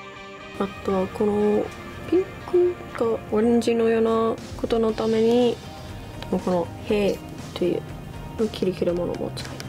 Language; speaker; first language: Japanese; non-native, learner; English